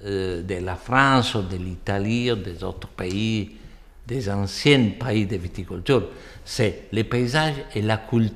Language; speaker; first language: French; non-native, fluent; Italian